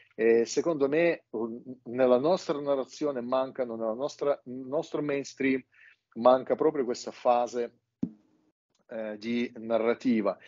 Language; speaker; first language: Italian; non-native, fluent; Russian